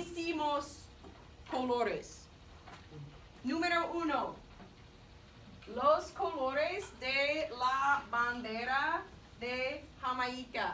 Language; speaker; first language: Spanish; non-native, fluent; English